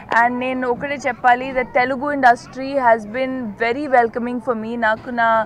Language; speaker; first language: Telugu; non-native, learner; Punjabi